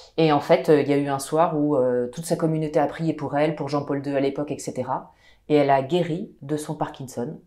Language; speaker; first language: French; native; French